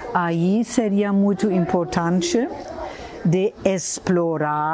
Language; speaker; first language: Portuguese; non-native, fluent; German